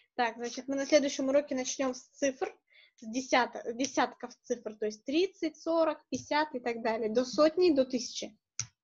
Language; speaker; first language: Russian; native; Russian